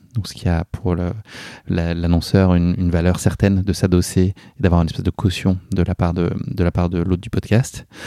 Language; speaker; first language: French; native; French